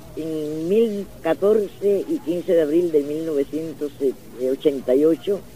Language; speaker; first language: Spanish; native; Spanish